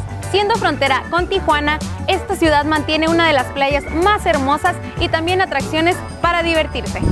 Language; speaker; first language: Spanish; native; Spanish